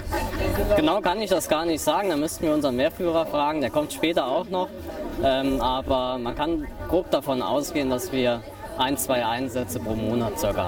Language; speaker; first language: German; native; German